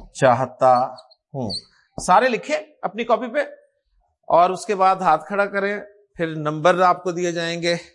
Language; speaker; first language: Urdu; native; Urdu